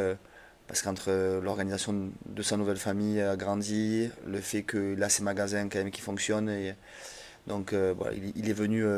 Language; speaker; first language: French; native; French